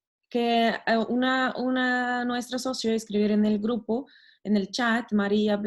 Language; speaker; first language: Spanish; non-native, learner; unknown